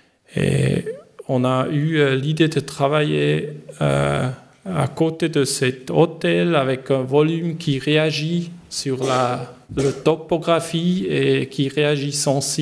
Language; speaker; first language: French; non-native, learner; German